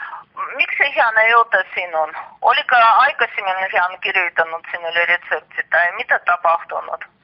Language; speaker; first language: Finnish; non-native, learner; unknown